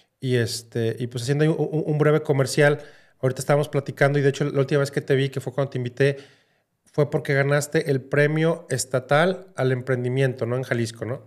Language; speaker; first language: Spanish; native; Spanish